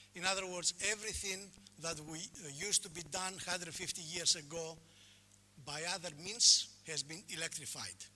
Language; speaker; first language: English; non-native, fluent; Greek